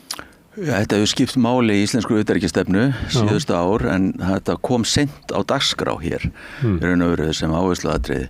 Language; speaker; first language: Icelandic; native; Icelandic